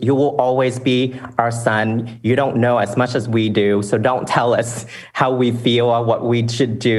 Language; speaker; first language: English; non-native, fluent; Vietnamese